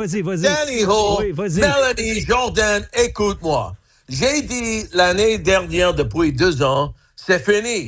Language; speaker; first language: French; non-native, fluent; English